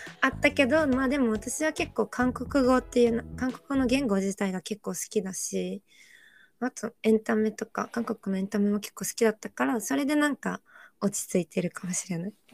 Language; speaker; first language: Japanese; early bilingual, other home language; Korean